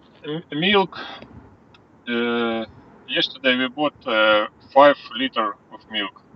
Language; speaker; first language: English; non-native, learner; Ukrainian